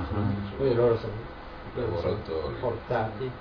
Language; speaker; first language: Italian; non-native, learner; Japanese